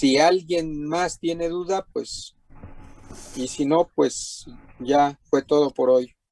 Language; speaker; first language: Spanish; native; Spanish